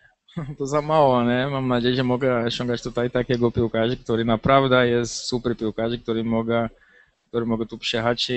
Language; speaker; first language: Polish; non-native, learner; Portuguese